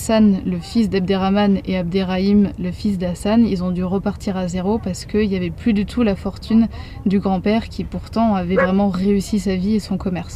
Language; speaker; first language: French; native; French